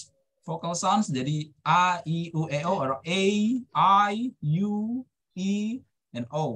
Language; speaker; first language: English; non-native, fluent; Indonesian